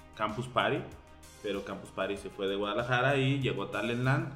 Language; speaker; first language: Spanish; native; Spanish